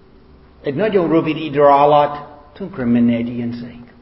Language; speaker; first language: Hungarian; non-native, fluent; English